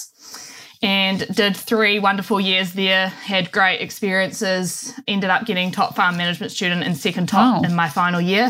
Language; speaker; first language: English; native; English